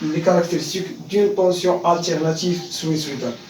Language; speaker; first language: French; non-native, local second language; Arabic